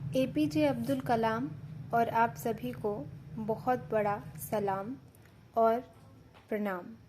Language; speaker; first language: Hindi; native; Hindi